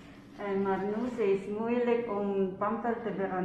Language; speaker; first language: Dutch; non-native, learner; Filipino